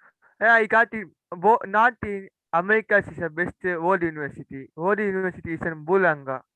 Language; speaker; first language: English; non-native, learner; Tamil